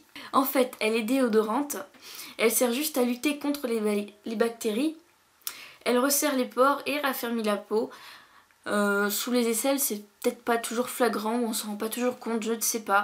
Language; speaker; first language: French; native; French